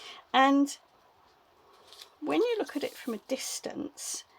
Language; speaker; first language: English; native; English